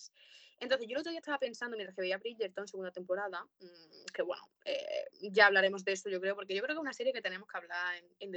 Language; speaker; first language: Spanish; native; Spanish